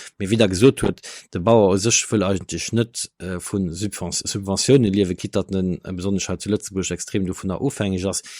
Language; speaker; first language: Luxembourgish; native; Luxembourgish